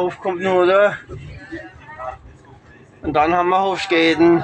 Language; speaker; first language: German; native; German